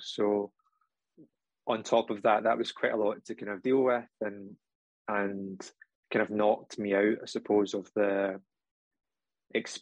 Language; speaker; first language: English; native; English